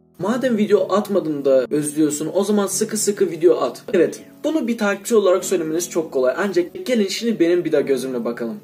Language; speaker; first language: Turkish; non-native, fluent; Russian